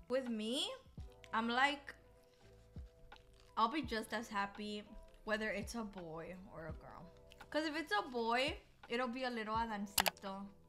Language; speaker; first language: English; early bilingual, other home language; Spanish